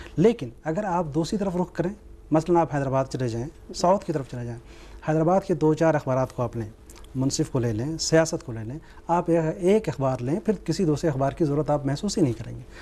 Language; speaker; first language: Urdu; native; Urdu